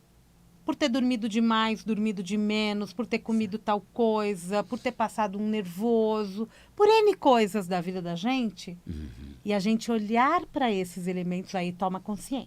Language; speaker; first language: Portuguese; native; Portuguese